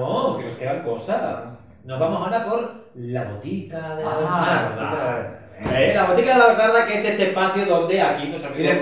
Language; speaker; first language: Spanish; native; Spanish